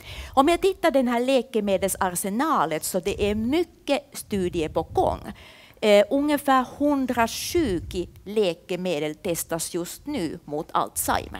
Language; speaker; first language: Swedish; non-native, fluent; Finnish